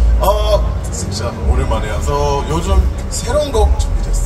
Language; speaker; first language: Korean; non-native, learner; English